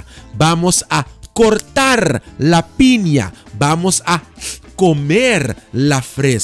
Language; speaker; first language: Spanish; non-native, fluent; Dutch